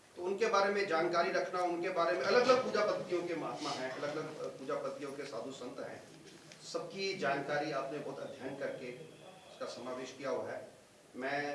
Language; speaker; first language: Hindi; native; Hindi